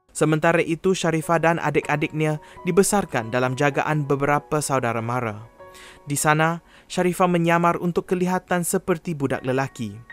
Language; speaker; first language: Malay; native; Malay